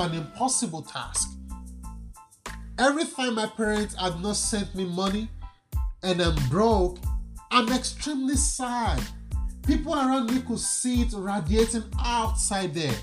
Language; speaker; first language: English; non-native, local second language; Yoruba